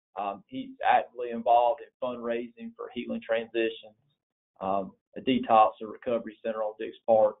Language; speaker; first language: English; native; English